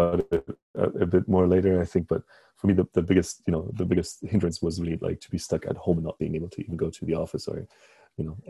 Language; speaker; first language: English; non-native, fluent; German